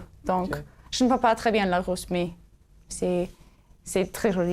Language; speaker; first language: French; non-native, learner; English